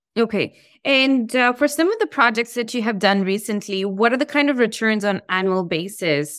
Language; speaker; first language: English; non-native, local second language; Hindi